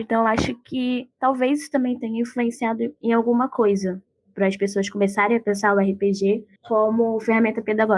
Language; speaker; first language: Portuguese; native; Portuguese